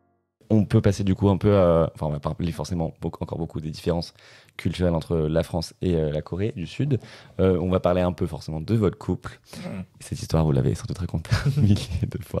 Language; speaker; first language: French; native; French